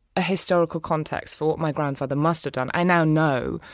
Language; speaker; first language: English; native; English